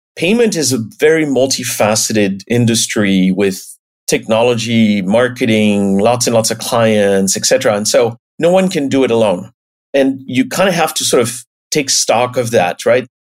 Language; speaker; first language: English; non-native, fluent; French